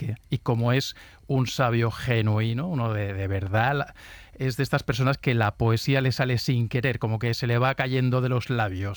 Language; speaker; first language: Spanish; native; Spanish